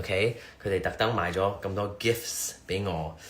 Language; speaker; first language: Chinese; early bilingual, heritage; Cantonese